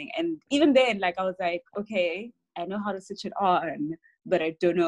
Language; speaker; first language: English; non-native, local second language; Tswana